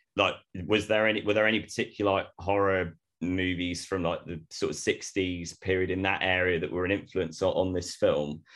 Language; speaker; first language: English; native; English